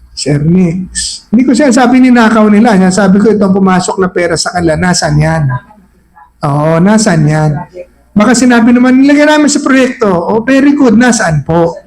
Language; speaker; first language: Filipino; native; Filipino